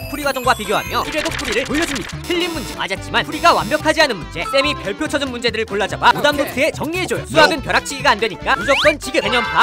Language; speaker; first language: Korean; native; Korean